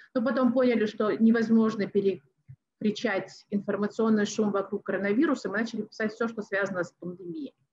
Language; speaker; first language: Russian; non-native, local second language; Tajik